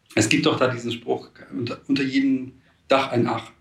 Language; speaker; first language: German; native; German